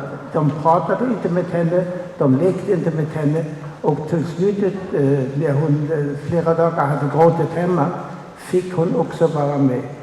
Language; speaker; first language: Swedish; non-native, fluent; German